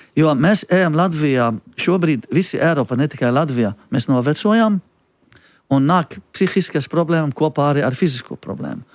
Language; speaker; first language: Latvian; non-native, fluent; Arabic